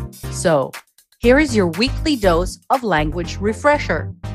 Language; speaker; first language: English; non-native, fluent; German